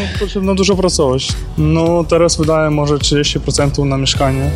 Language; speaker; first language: Polish; non-native, learner; Ukrainian